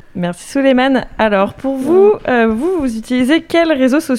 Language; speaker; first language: French; native; French